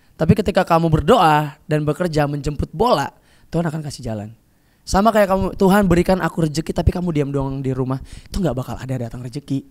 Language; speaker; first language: Indonesian; native; Indonesian